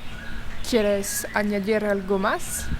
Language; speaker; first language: Spanish; non-native, fluent; French